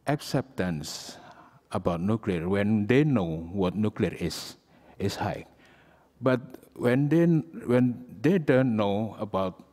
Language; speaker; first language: English; non-native, learner; Indonesian